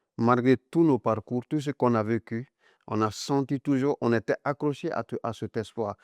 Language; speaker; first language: French; non-native, local second language; Mandingo